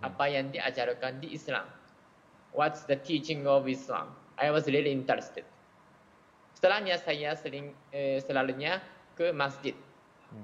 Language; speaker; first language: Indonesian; non-native, learner; Japanese